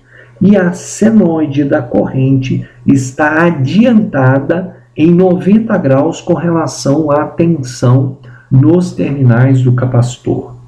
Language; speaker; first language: Portuguese; native; Portuguese